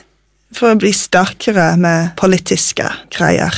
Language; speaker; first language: Norwegian; non-native, fluent; English